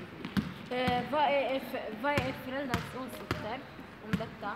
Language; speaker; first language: Swedish; early bilingual, other home language; Arabic